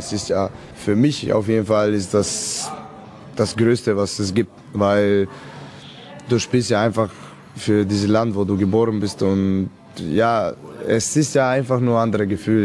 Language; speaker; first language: German; non-native, fluent; Serbian